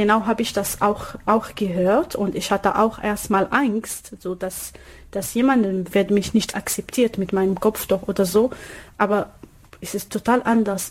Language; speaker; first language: German; non-native, learner; Arabic